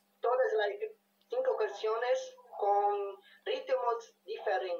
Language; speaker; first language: Spanish; non-native, learner; Portuguese